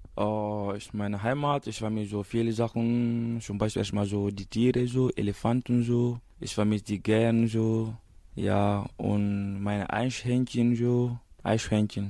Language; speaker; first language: German; non-native, learner; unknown